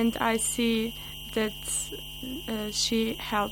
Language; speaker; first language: English; non-native, learner; Bosnian